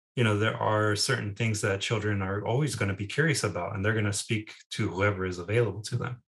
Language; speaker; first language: English; early bilingual, other home language; Spanish